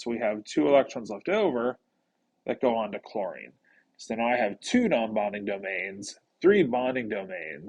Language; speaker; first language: English; native; English